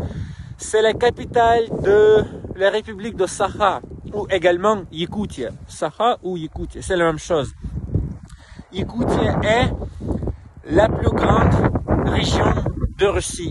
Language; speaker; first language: French; non-native, fluent; Russian